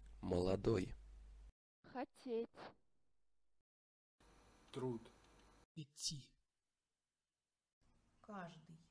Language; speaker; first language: Russian; non-native, learner; English